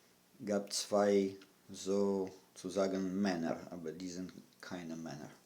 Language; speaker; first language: German; non-native, fluent; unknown